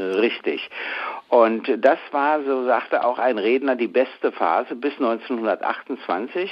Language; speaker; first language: German; native; German